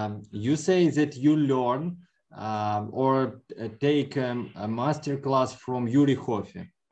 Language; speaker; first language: English; non-native, learner; Ukrainian